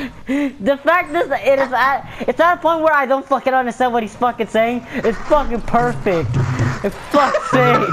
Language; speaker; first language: English; native; English